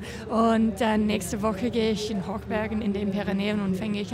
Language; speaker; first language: German; non-native, learner; English